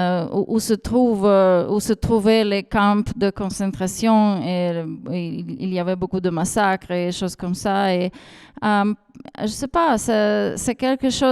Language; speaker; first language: French; non-native, fluent; Ukrainian